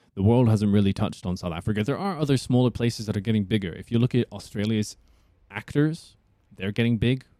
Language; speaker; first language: English; native; English